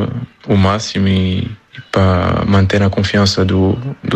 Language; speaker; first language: Portuguese; non-native, fluent; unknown